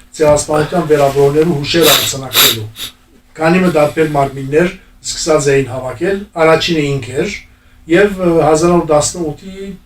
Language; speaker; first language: Armenian; native; Armenian